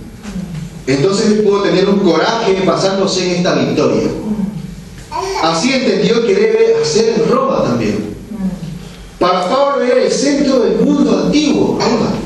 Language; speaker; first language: Spanish; non-native, fluent; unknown